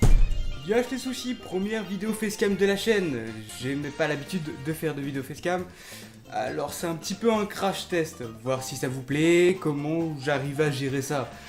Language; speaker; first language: French; native; French